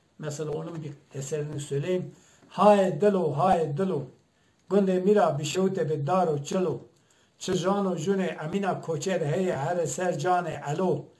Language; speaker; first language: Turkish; non-native, local second language; Zaza